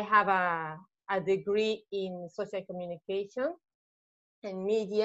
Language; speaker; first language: English; non-native, fluent; Spanish